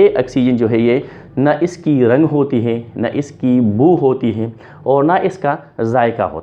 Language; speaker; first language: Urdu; non-native, local second language; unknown